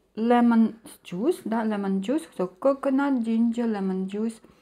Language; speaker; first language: English; non-native, fluent; Russian